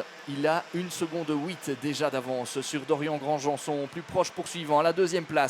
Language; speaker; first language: French; native; French